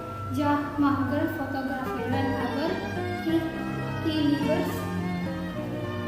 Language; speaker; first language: German; non-native, learner; Indonesian